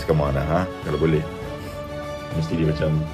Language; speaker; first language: Malay; native; Malay